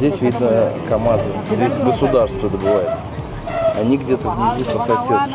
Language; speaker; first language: Russian; native; Russian